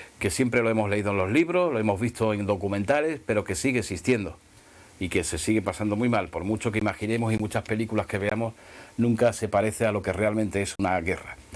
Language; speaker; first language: Spanish; native; Spanish